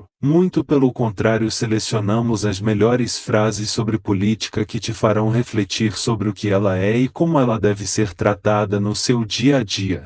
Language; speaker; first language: Portuguese; native; Portuguese